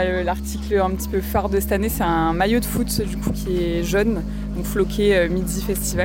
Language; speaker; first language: French; native; French